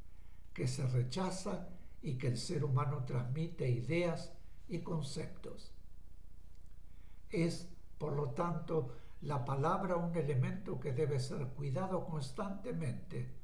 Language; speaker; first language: Spanish; native; Spanish